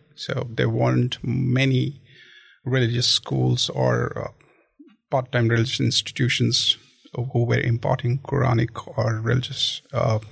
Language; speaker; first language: English; non-native, local second language; Kashmiri